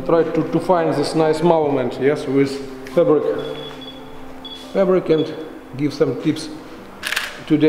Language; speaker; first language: English; non-native, fluent; Russian